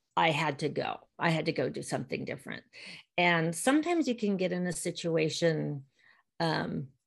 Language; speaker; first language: English; native; English